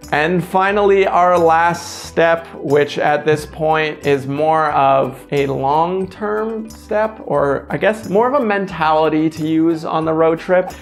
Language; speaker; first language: English; native; English